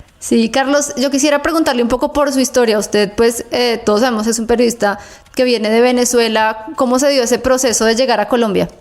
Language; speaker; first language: Spanish; native; Spanish